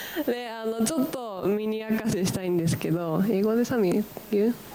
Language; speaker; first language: Japanese; native; Japanese